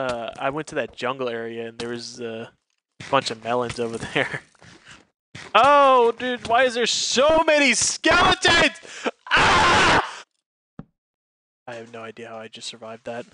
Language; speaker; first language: English; native; English